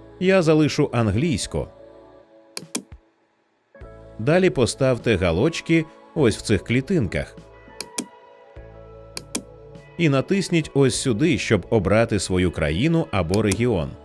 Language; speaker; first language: Ukrainian; native; Ukrainian